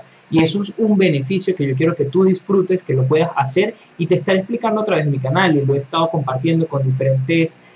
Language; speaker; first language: Spanish; native; Spanish